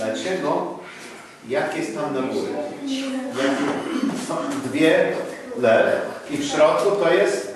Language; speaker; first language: Polish; non-native, learner; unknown